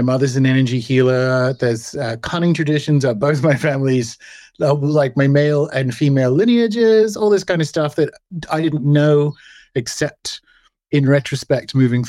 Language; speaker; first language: English; native; English